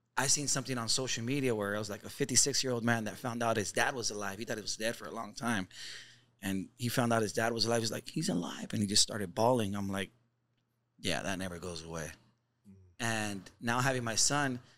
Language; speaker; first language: English; native; English